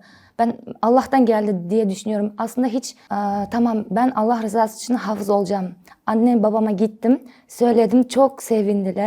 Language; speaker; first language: Turkish; non-native, learner; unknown